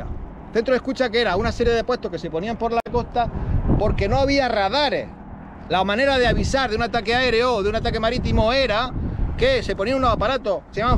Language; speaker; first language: Spanish; native; Spanish